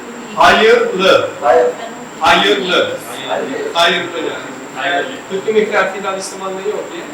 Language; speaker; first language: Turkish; non-native, learner; Urdu